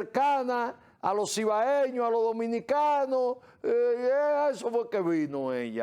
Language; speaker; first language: Spanish; native; Spanish